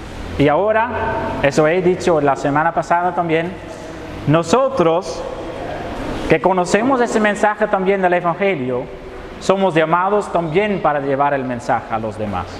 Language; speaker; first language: Spanish; non-native, fluent; Dutch